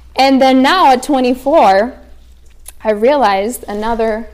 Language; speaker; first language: English; early bilingual, other home language; Spanish